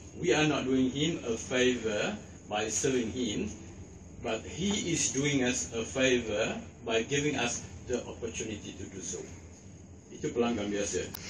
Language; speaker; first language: English; non-native, local second language; Malay